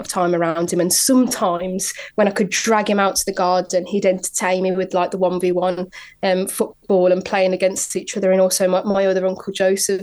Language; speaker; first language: English; native; English